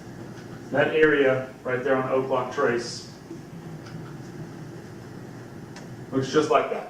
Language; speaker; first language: English; native; English